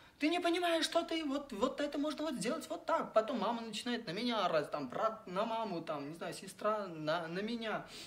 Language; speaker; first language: Russian; non-native, local second language; Armenian